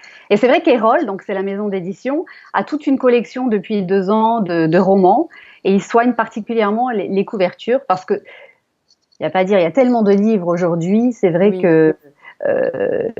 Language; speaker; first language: French; native; French